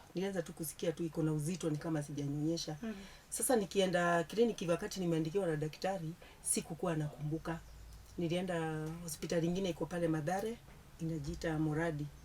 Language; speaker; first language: Swahili; non-native, local second language; Kikuyu